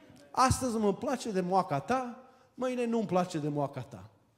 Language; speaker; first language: Romanian; early bilingual, heritage; Romanian